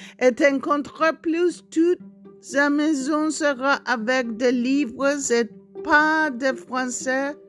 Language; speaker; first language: French; non-native, learner; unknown